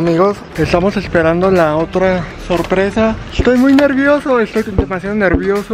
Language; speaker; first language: Spanish; native; Spanish